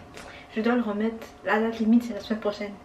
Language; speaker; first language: French; early bilingual, other home language; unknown